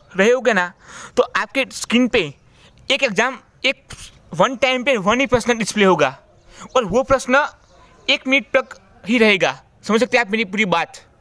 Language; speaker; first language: Hindi; non-native, local second language; Gujarati